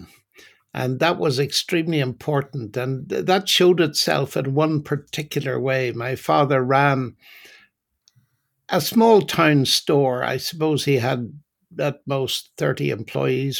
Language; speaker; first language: English; native; English